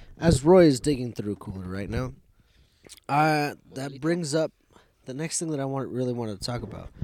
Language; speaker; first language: English; early bilingual, other home language; Spanish